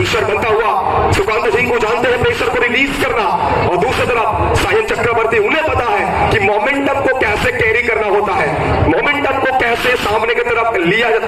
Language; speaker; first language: Hindi; non-native, local second language; Bangla